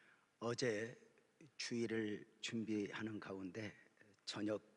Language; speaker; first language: Korean; native; Korean